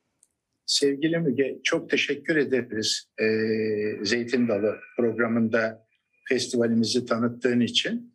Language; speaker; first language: Turkish; native; Turkish